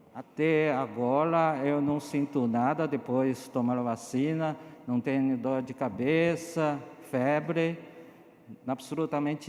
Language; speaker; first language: Portuguese; non-native, learner; Chinese